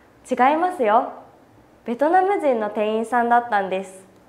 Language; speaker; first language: Japanese; non-native, fluent; Vietnamese